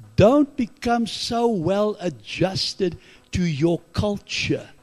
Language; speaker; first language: English; non-native, local second language; Afrikaans